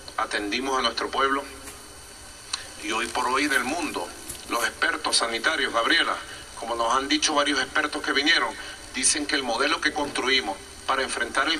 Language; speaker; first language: Spanish; native; Spanish